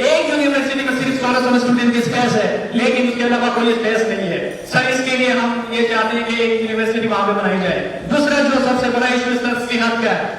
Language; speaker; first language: Urdu; non-native, local second language; Gujari